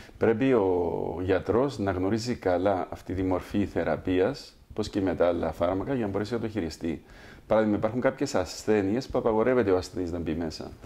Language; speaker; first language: Greek; native; Greek